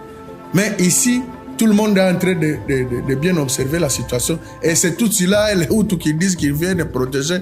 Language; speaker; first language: French; non-native, local second language; Swahili